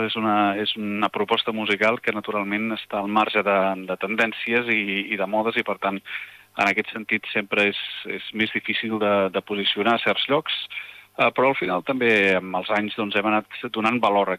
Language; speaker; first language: Catalan; native; Catalan